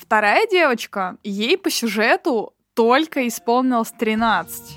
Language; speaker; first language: Russian; native; Russian